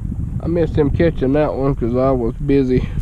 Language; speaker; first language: English; native; English